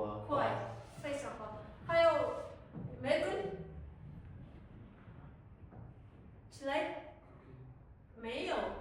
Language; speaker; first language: Chinese; non-native, fluent; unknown